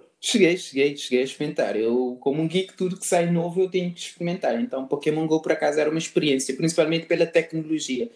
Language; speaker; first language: Portuguese; non-native, local second language; Kabuverdianu